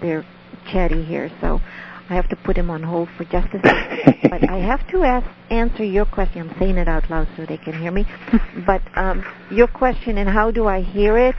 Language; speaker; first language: English; non-native, fluent; Dutch